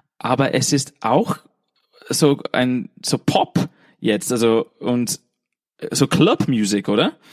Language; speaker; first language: German; non-native, fluent; English